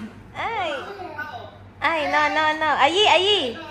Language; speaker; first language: Spanish; non-native, learner; Filipino